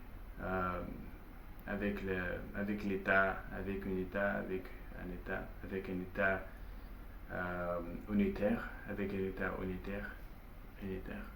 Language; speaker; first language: French; non-native, learner; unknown